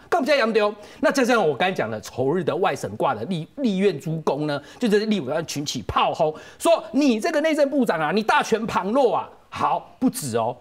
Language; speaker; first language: Chinese; native; Chinese